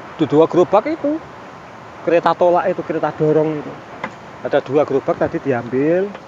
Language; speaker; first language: Indonesian; non-native, local second language; Javanese